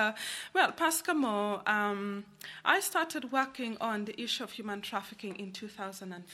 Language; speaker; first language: English; non-native, local second language; Acoli